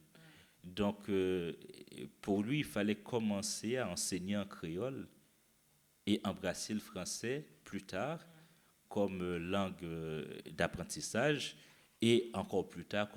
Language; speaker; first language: French; non-native, local second language; Haitian Creole